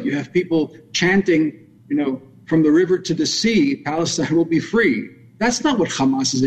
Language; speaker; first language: English; native; English